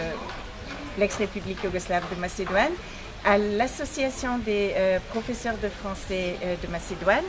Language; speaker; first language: French; non-native, fluent; Bulgarian